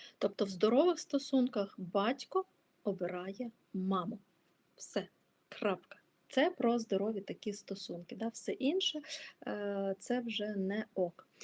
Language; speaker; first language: Ukrainian; non-native, local second language; Russian